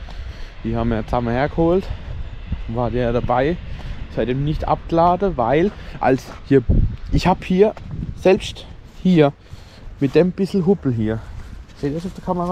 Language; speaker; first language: German; native; German